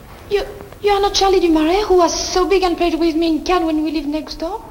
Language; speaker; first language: English; non-native, fluent; French